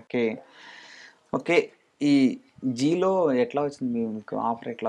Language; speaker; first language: Telugu; native; Telugu